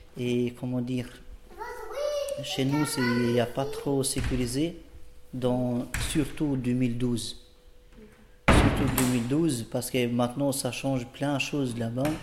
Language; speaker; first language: French; non-native, learner; Albanian